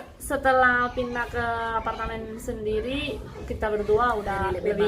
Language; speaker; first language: Indonesian; non-native, fluent; Spanish